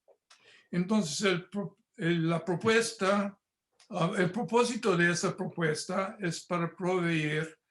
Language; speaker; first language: Spanish; non-native, fluent; English